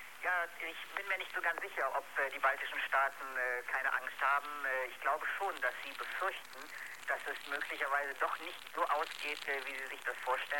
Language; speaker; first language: German; native; German